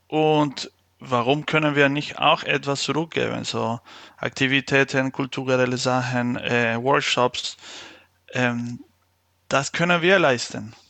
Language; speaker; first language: German; non-native, fluent; Spanish